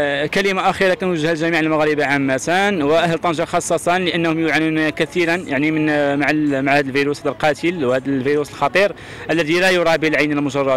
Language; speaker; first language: Arabic; native; Arabic